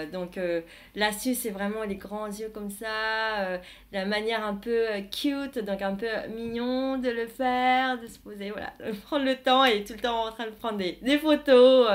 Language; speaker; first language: French; non-native, fluent; Vietnamese